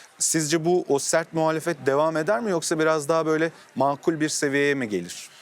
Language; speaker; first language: Turkish; native; Turkish